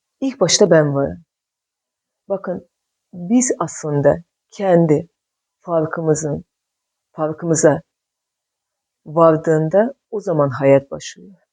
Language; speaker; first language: Turkish; non-native, fluent; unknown